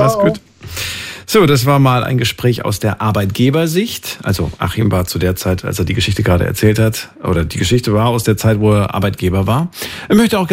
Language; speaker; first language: German; native; German